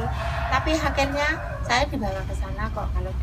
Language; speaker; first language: Indonesian; non-native, local second language; Javanese